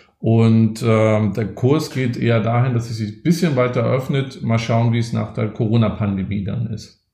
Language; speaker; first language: German; native; German